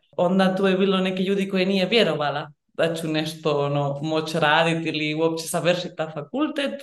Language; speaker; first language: Croatian; early bilingual, heritage; Bosnian